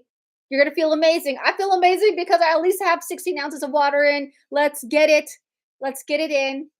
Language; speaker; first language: English; native; English